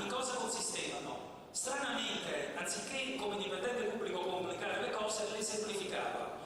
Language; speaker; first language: Italian; native; Italian